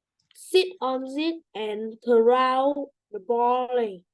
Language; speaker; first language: English; non-native, learner; Vietnamese